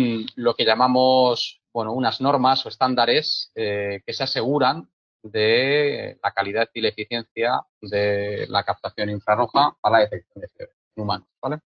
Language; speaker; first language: Spanish; native; Spanish